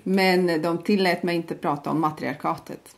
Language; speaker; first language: Swedish; non-native, fluent; Latvian